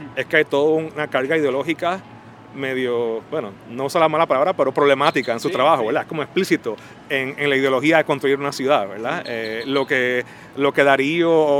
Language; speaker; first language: Spanish; native; Spanish